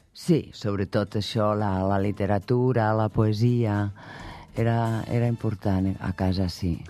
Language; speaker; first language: Catalan; non-native, local second language; Spanish